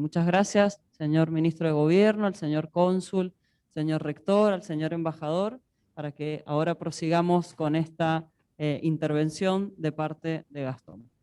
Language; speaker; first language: Spanish; native; Spanish